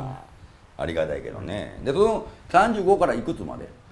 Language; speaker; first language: Japanese; native; Japanese